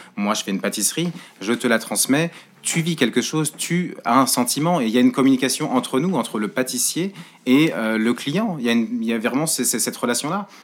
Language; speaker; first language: French; native; French